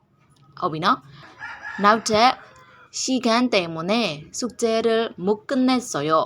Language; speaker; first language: Korean; non-native, fluent; Burmese